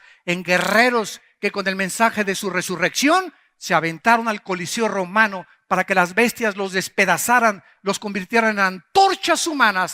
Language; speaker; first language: Spanish; native; Spanish